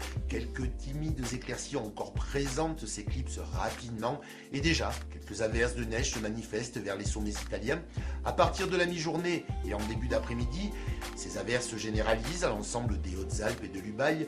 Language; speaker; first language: French; native; French